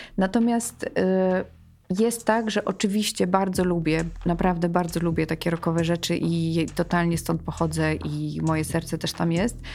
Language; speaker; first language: Polish; early bilingual, heritage; Polish